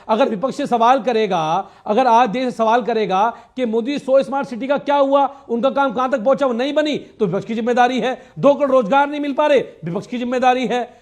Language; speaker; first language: Hindi; native; Hindi